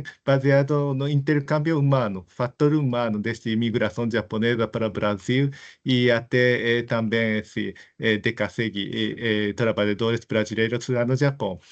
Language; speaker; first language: Portuguese; non-native, fluent; Japanese